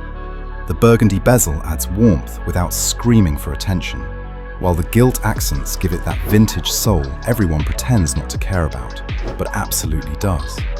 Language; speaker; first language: English; native; English